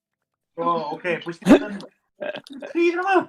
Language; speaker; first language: Welsh; native; Welsh